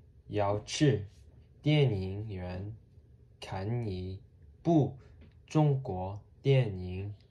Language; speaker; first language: Chinese; non-native, learner; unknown